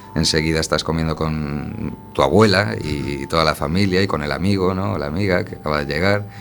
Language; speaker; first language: Spanish; native; Spanish